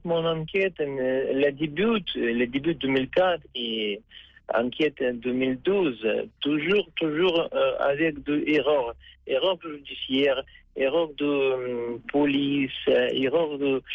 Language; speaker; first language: French; non-native, learner; Russian